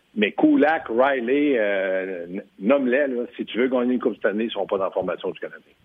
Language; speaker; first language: French; native; French